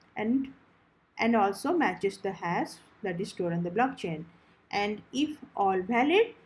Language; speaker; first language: English; non-native, local second language; Odia